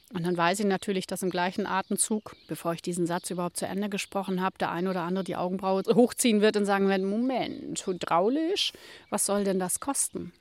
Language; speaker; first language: German; native; German